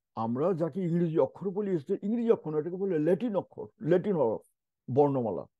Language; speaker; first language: Bangla; non-native, local second language; Urdu